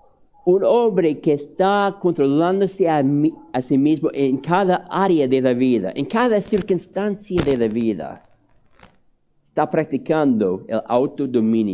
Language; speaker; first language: Spanish; non-native, fluent; English